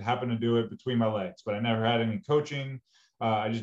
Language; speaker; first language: English; native; English